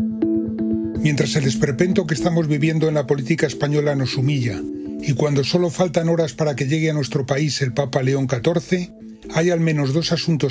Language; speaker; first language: Spanish; native; Spanish